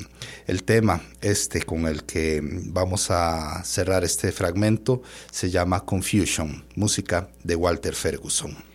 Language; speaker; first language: Spanish; native; Spanish